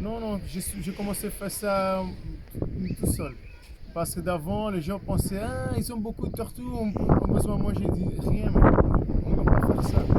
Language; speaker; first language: French; non-native, fluent; Kabuverdianu